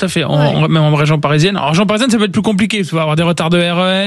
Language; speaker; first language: French; native; French